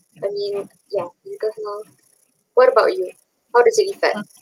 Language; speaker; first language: English; non-native, local second language; Malay